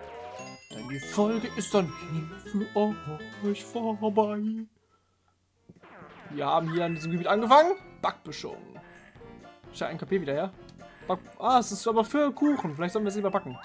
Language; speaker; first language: German; native; German